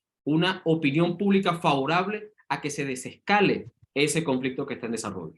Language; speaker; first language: Spanish; native; Spanish